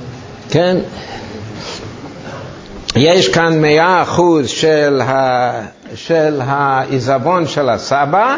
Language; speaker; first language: Hebrew; non-native, fluent; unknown